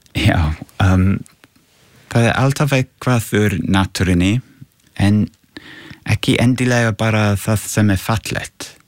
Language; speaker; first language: Icelandic; non-native, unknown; English